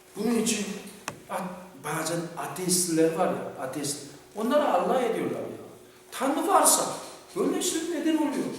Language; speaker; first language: Turkish; non-native, fluent; Korean